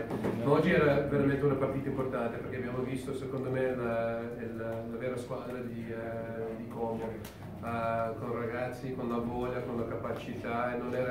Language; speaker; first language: Italian; non-native, fluent; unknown